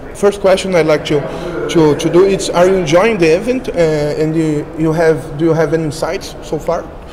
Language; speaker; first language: English; non-native, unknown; Portuguese